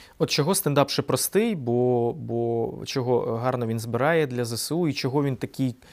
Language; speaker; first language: Ukrainian; non-native, local second language; Russian